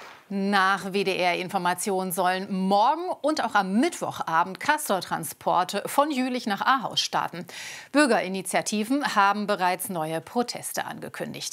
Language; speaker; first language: German; native; German